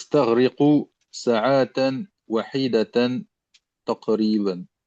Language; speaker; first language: Arabic; non-native, learner; French